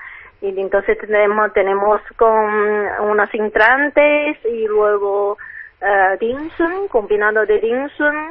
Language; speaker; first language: Spanish; non-native, fluent; Chinese